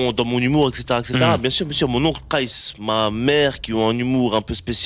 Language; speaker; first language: French; native; French